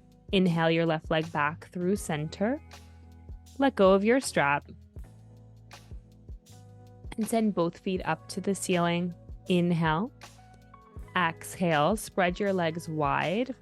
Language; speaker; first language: English; native; English